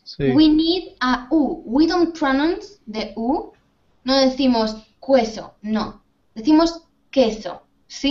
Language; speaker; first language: Spanish; native; Spanish